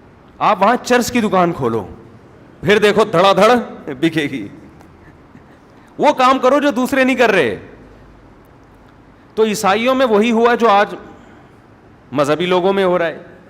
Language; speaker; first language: Urdu; native; Urdu